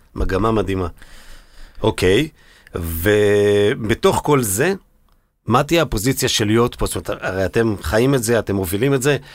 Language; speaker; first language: Hebrew; native; Hebrew